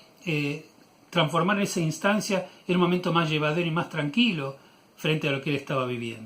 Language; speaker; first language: Spanish; native; Spanish